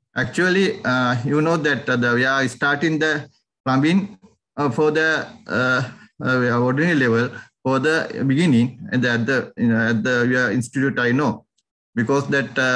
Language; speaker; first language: English; non-native, local second language; Sinhala